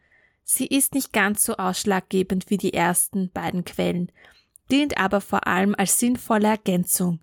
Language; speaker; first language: German; native; German